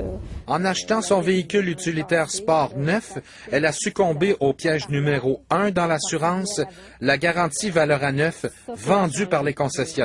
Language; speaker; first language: French; native; French